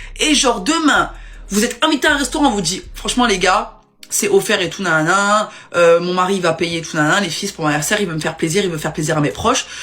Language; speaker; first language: French; native; French